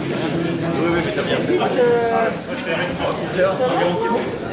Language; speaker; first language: French; native; French